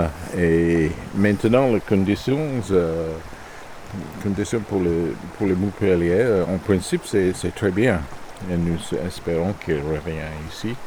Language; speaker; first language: French; non-native, learner; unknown